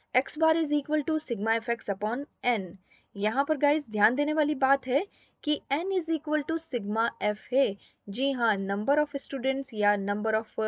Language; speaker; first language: Hindi; native; Hindi